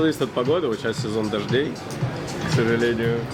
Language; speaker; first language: Russian; native; Russian